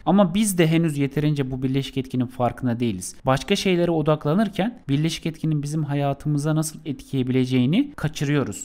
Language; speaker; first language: Turkish; native; Turkish